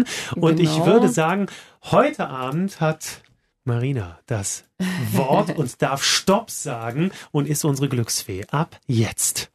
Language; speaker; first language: German; native; German